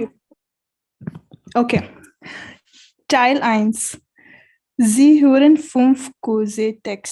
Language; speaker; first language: German; non-native, learner; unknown